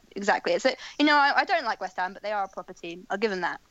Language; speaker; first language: English; native; English